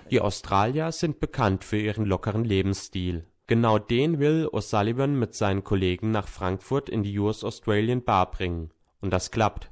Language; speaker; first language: German; native; German